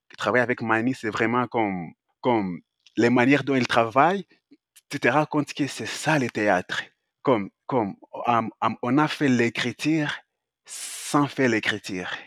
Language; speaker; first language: French; non-native, local second language; Swahili